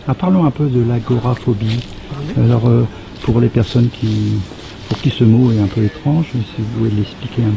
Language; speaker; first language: French; native; French